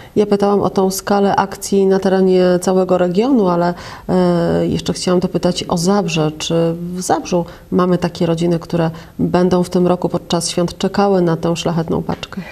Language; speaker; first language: Polish; native; Polish